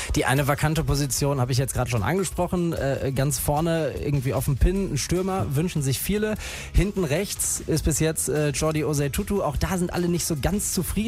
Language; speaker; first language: German; native; German